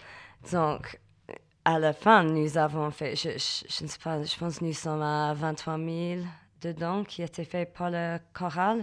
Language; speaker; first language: French; non-native, learner; English